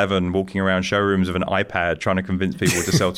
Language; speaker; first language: English; native; English